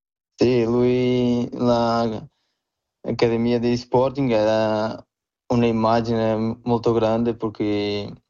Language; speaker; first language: Italian; non-native, learner; Portuguese